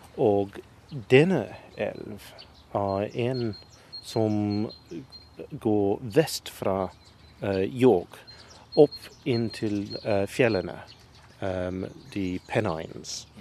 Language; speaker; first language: Norwegian; non-native, learner; English